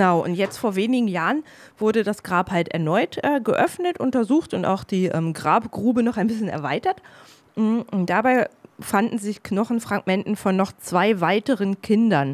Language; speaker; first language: German; native; German